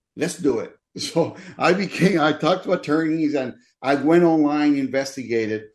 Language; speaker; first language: English; non-native, fluent; Spanish